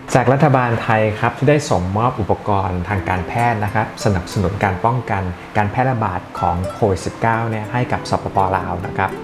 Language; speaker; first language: Thai; native; Thai